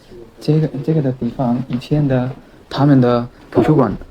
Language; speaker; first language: Chinese; non-native, learner; Bangla